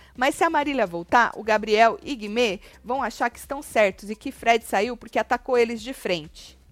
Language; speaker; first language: Portuguese; native; Portuguese